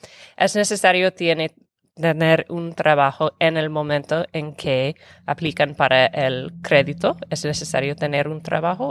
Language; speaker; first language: Spanish; non-native, fluent; English